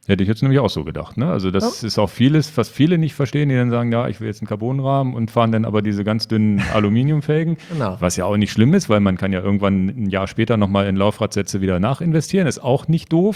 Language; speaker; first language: German; native; German